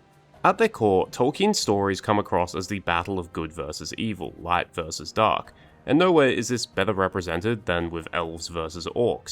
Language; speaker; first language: English; native; English